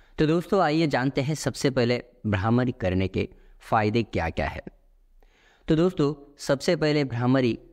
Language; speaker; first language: Hindi; non-native, local second language; Marathi